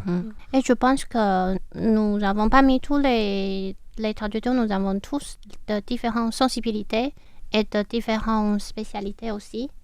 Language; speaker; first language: French; non-native, fluent; Chinese